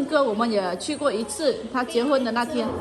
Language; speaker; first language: Chinese; non-native, fluent; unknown